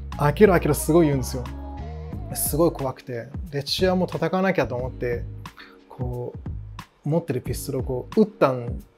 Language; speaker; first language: Japanese; early bilingual, other home language; English